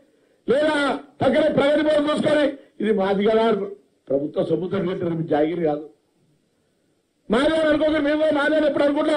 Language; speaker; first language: Telugu; native; Telugu